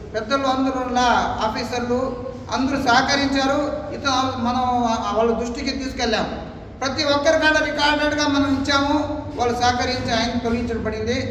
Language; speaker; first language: Telugu; non-native, local second language; Urdu